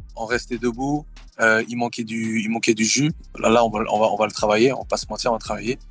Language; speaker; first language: French; early bilingual, other home language; Thai